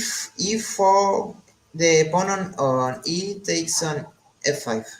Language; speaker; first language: English; non-native, learner; Spanish